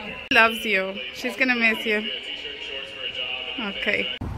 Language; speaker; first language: English; early bilingual, other home language; Spanish